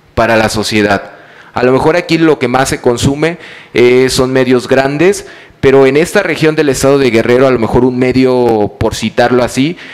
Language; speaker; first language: Spanish; native; Spanish